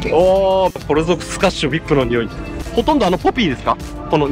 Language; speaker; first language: Japanese; native; Japanese